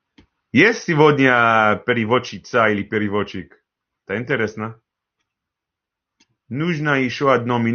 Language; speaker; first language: Russian; non-native, learner; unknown